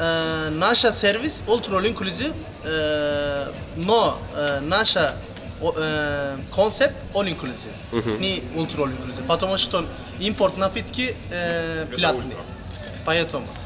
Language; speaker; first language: Russian; non-native, learner; Turkish